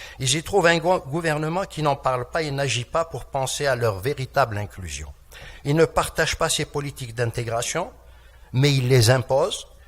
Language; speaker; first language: French; non-native, local second language; Kabyle